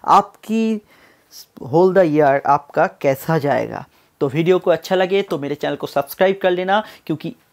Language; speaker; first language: Hindi; non-native, local second language; Bangla